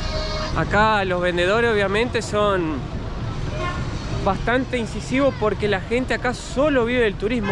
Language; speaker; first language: Spanish; native; Spanish